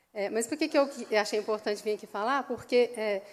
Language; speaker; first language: Portuguese; native; Portuguese